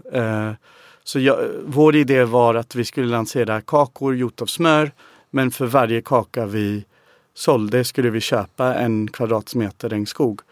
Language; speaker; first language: Swedish; non-native, fluent; English